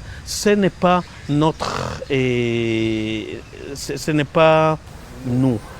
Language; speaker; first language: French; non-native, learner; Hebrew